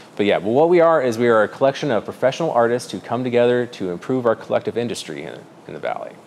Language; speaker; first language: English; native; English